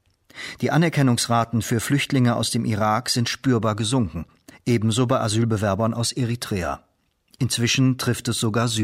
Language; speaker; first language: German; native; German